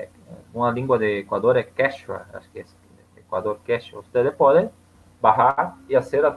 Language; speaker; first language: Spanish; non-native, learner; Portuguese